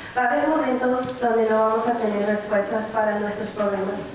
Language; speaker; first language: Spanish; early bilingual, other home language; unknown